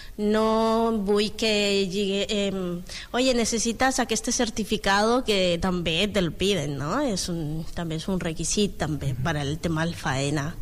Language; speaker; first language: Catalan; non-native, learner; Spanish